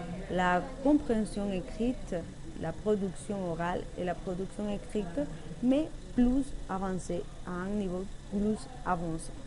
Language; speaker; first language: French; non-native, learner; Spanish